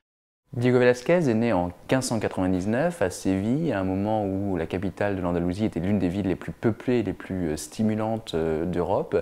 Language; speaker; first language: French; native; French